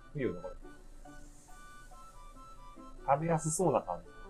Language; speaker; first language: Japanese; native; Japanese